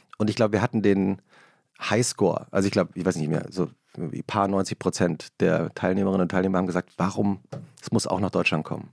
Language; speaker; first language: German; native; German